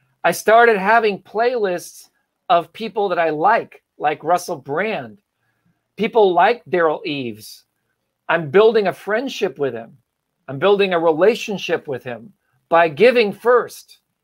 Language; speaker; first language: English; native; English